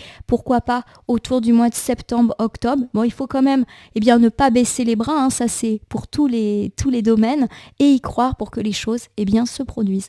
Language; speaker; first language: French; native; French